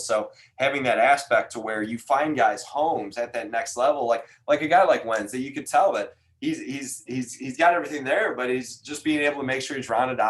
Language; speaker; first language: English; native; English